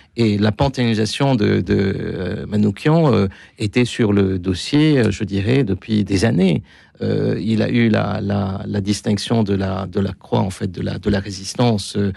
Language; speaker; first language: French; non-native, local second language; Arabic